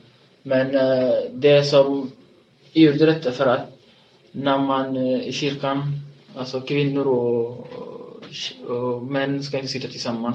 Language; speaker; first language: Swedish; non-native, fluent; Tigrinya